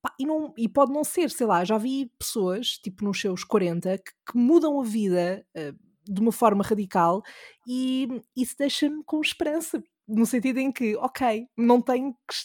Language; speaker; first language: Portuguese; native; Portuguese